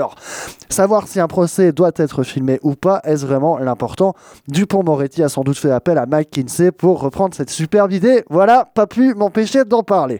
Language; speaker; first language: French; native; French